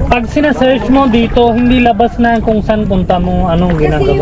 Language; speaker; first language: Filipino; non-native, learner; Hindi